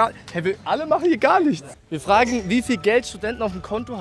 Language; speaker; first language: German; native; German